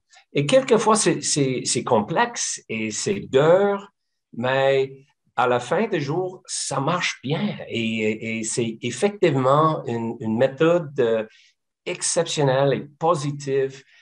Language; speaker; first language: French; non-native, local second language; English